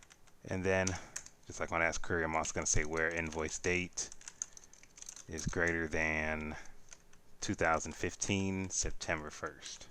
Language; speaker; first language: English; native; English